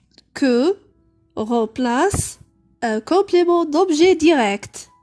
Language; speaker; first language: French; non-native, local second language; Arabic